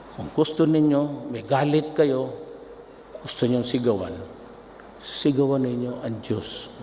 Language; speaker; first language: Filipino; non-native, local second language; Cebuano